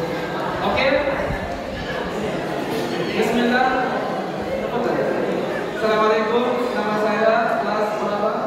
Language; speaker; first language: Indonesian; non-native, learner; Arabic